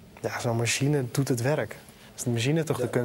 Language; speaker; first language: Dutch; native; Dutch